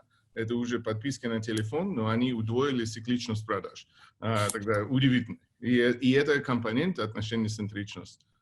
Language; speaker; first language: Russian; non-native, fluent; English